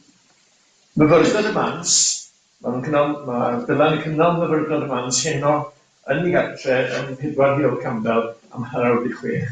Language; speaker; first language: Welsh; native; Welsh